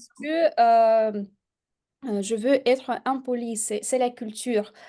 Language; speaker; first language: French; non-native, fluent; Russian